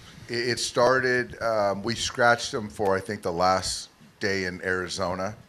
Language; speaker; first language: English; native; English